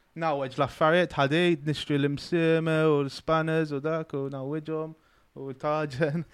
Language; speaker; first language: Maltese; early bilingual, heritage; Maltese